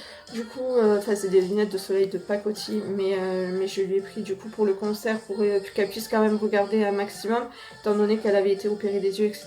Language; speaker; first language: French; native; French